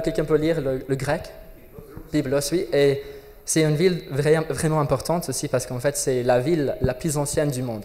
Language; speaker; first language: French; non-native, fluent; English